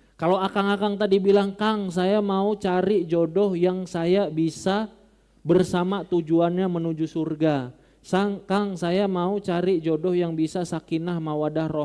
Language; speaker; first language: Indonesian; non-native, local second language; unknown